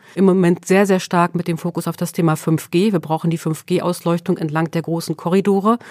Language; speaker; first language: German; early bilingual, other home language; Swedish